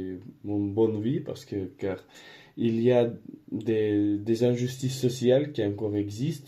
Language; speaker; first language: French; non-native, learner; Spanish